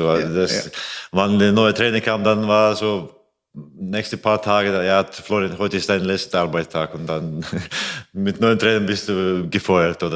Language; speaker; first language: German; non-native, fluent; Latvian